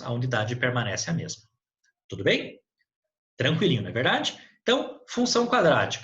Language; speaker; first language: Portuguese; native; Portuguese